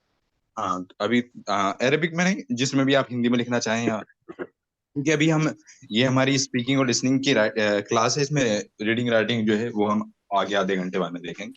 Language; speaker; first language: Hindi; native; Hindi